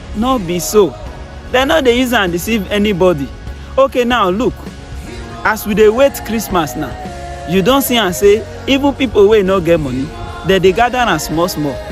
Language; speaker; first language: Nigerian Pidgin; non-native, local second language; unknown